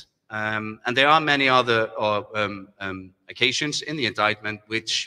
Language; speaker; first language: English; non-native, fluent; German